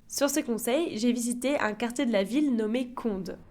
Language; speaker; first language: French; native; French